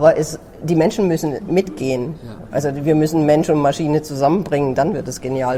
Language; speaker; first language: German; native; German